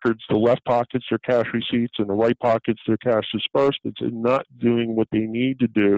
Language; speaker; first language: English; native; English